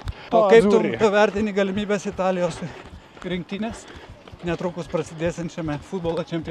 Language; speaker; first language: Lithuanian; native; Lithuanian